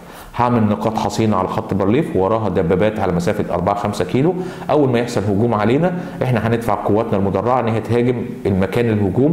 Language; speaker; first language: Arabic; native; Arabic